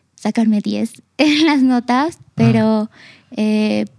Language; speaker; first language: Spanish; native; Spanish